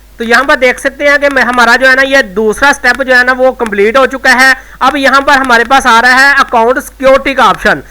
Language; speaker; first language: Urdu; non-native, local second language; Punjabi